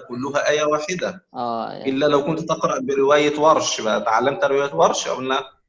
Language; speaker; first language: Arabic; native; Arabic